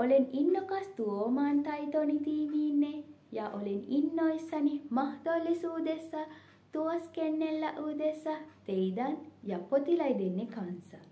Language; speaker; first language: Finnish; non-native, learner; Sinhala